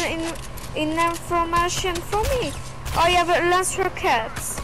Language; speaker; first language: English; non-native, learner; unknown